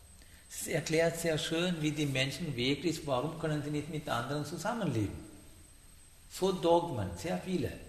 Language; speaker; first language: German; non-native, learner; Sinhala